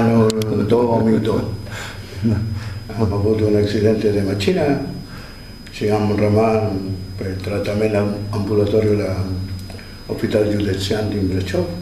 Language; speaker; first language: Romanian; non-native, learner; Spanish